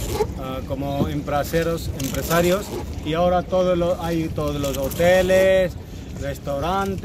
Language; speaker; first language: Spanish; non-native, learner; Hindi